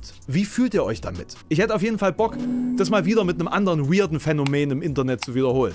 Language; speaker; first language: German; native; German